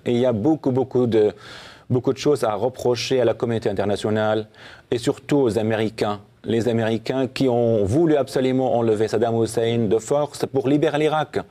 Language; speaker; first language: French; non-native, fluent; Assyrian Neo-Aramaic